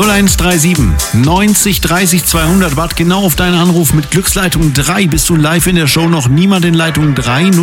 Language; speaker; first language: German; native; German